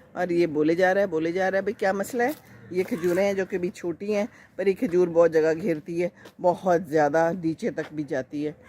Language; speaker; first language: Urdu; non-native, local second language; Punjabi